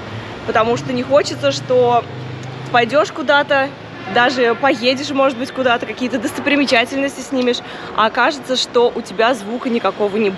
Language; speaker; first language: Russian; native; Russian